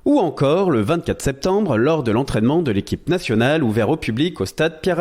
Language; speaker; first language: French; native; French